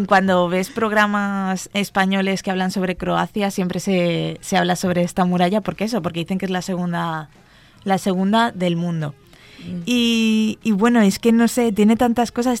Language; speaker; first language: Spanish; native; Spanish